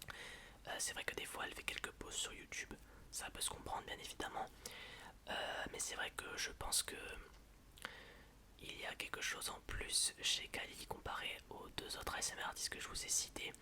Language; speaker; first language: French; native; French